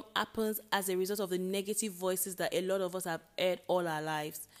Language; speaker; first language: English; non-native, local second language; Yoruba